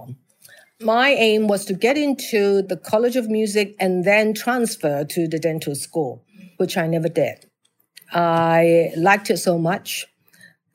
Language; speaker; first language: English; non-native, local second language; Cantonese